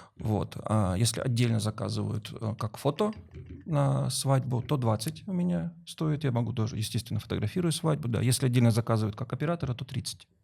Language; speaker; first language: Russian; native; Russian